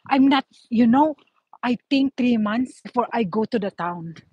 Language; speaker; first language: English; non-native, learner; Filipino